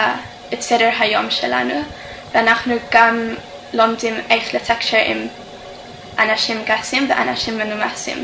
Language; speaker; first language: Hebrew; non-native, fluent; English